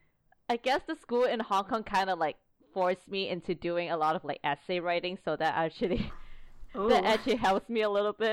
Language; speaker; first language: English; non-native, local second language; Cantonese